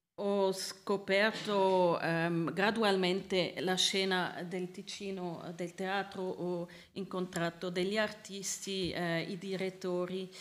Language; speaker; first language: Italian; non-native, learner; Swiss German